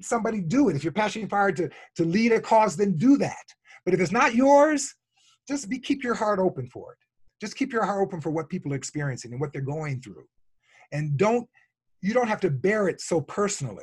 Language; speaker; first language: English; native; English